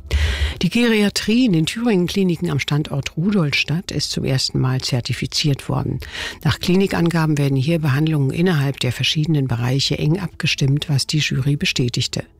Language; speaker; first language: German; native; German